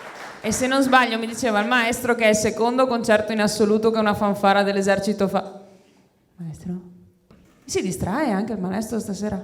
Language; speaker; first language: Italian; native; Italian